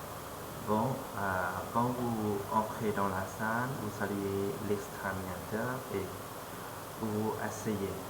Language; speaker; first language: French; non-native, fluent; Lao